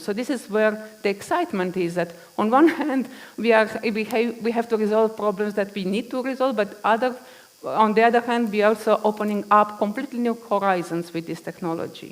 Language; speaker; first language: English; non-native, fluent; Romanian